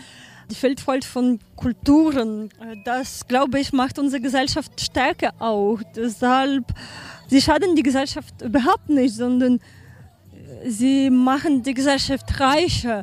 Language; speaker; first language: German; non-native, learner; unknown